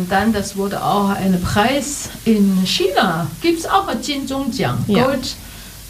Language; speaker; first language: German; non-native, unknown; Chinese